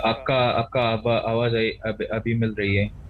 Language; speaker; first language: Hindi; non-native, learner; Persian